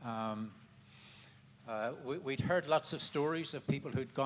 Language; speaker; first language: English; native; English